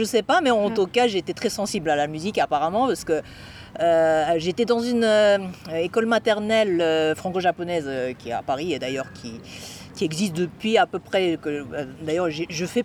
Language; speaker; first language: French; non-native, fluent; Japanese